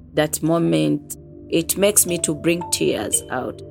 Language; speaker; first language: English; non-native, fluent; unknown